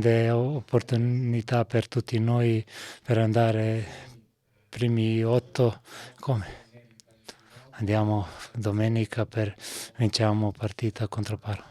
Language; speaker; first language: Italian; non-native, learner; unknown